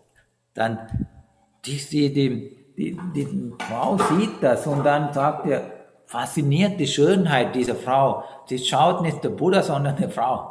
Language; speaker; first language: German; non-native, fluent; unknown